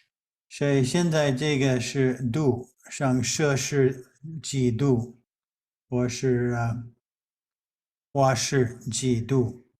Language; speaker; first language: Chinese; non-native, fluent; English